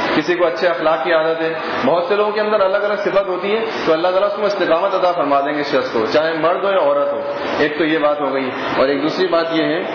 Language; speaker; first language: Urdu; native; Urdu